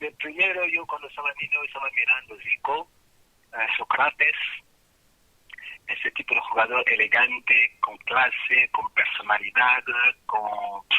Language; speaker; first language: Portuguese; non-native, learner; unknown